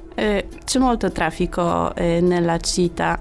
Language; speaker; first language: Italian; non-native, learner; Polish